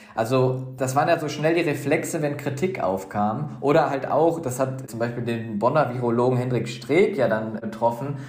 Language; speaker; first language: German; native; German